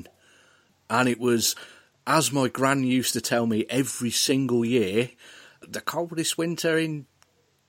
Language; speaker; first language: English; native; English